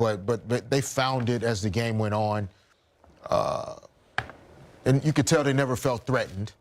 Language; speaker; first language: English; native; English